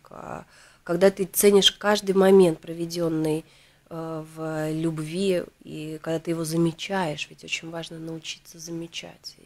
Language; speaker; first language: Russian; native; Russian